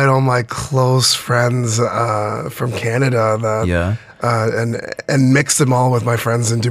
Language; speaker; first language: English; native; English